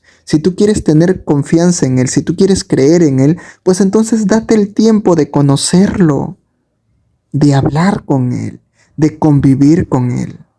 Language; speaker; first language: Spanish; native; Spanish